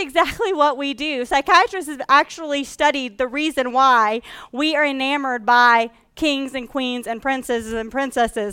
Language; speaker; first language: English; native; English